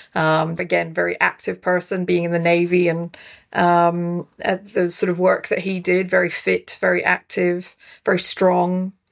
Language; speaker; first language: English; native; English